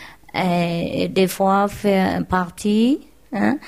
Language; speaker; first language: French; non-native, learner; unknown